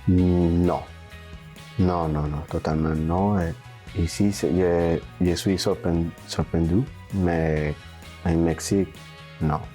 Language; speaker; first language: French; non-native, learner; Spanish